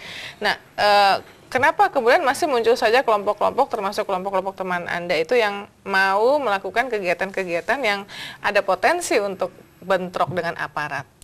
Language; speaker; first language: Indonesian; native; Indonesian